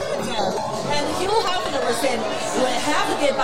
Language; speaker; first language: English; non-native, learner; Chinese